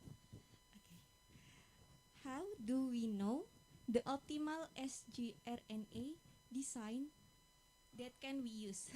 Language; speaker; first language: English; non-native, fluent; Indonesian